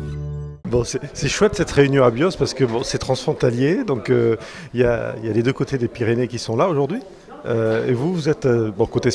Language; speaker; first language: French; native; French